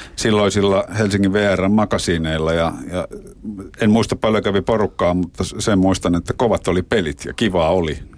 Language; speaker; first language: Finnish; native; Finnish